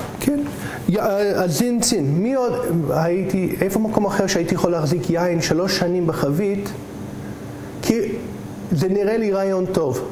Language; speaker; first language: Hebrew; non-native, fluent; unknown